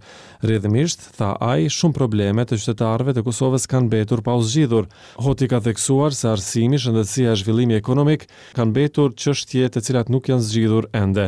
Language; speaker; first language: Albanian; native; Albanian